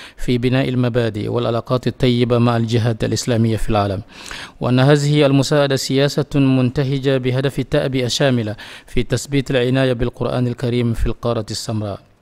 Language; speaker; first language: Arabic; non-native, fluent; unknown